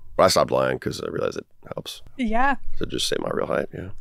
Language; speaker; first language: English; native; English